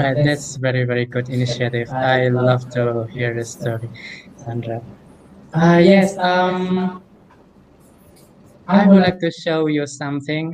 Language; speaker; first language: English; non-native, fluent; Indonesian